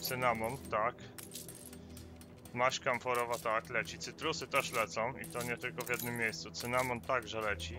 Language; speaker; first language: Polish; native; Polish